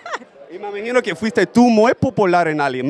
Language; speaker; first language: Spanish; non-native, fluent; English